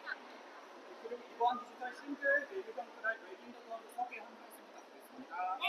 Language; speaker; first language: Korean; non-native, fluent; Thai